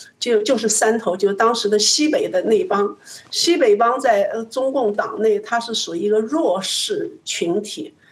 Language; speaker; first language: Chinese; native; Chinese